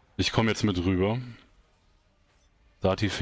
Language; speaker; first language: German; native; German